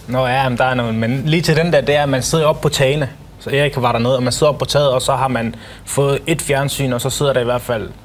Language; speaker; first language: Danish; early bilingual, other home language; Arabic